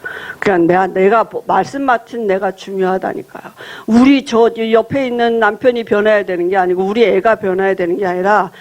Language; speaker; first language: Korean; native; Korean